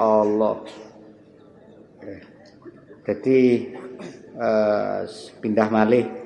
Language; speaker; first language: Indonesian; non-native, local second language; Javanese